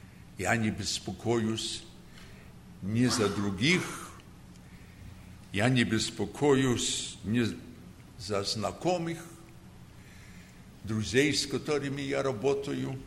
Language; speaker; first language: Russian; early bilingual, heritage; Russian